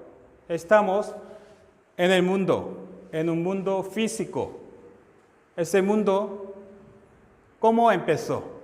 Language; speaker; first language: Spanish; non-native, fluent; Korean